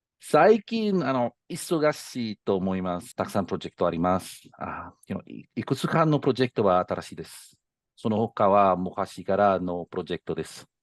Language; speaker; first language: Japanese; non-native, learner; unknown